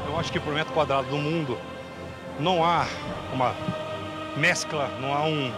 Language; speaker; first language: Portuguese; native; Portuguese